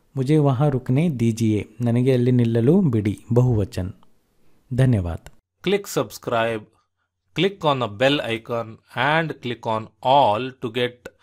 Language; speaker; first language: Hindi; non-native, local second language; Kannada